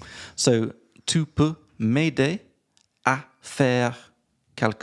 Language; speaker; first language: French; non-native, learner; English